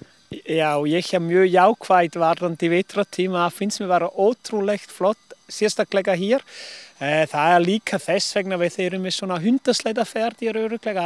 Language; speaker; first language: Icelandic; non-native, learner; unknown